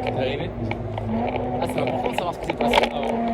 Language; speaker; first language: French; native; French